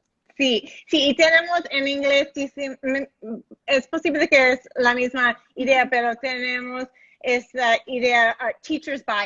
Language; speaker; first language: Spanish; non-native, learner; English